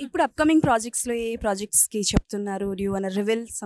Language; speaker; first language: Telugu; native; Telugu